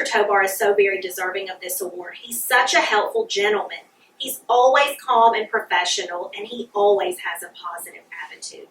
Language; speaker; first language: English; native; English